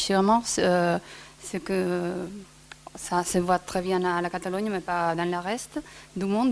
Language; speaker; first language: French; non-native, fluent; Spanish